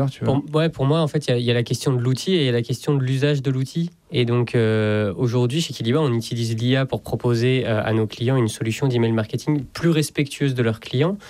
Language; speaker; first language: French; native; French